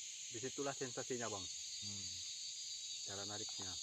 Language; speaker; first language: Malay; native; Malay